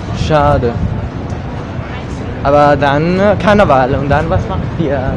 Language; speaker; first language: German; non-native, learner; Italian